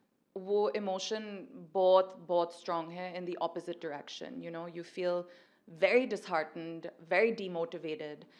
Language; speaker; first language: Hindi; non-native, learner; English